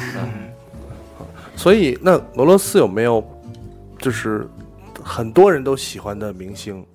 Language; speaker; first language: Chinese; non-native, fluent; Russian